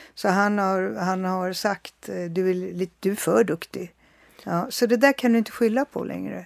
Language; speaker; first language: Swedish; native; Swedish